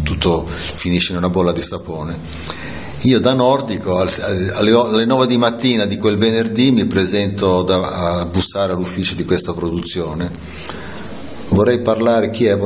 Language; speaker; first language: Italian; native; Italian